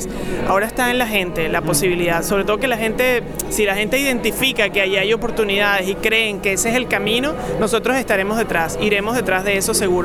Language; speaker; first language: Spanish; native; Spanish